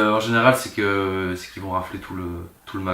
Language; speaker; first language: French; native; French